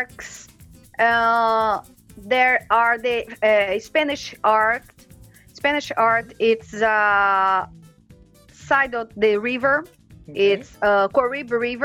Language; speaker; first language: English; non-native, learner; Portuguese